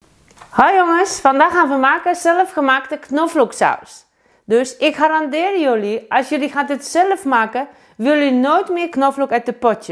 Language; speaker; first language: Dutch; non-native, fluent; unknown